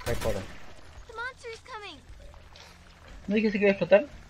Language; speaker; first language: Spanish; non-native, fluent; Portuguese